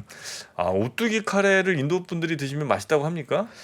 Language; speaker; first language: Korean; native; Korean